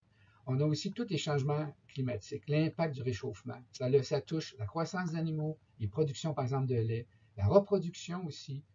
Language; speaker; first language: French; native; French